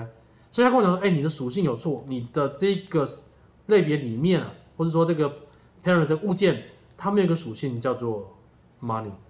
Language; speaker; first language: Chinese; native; Chinese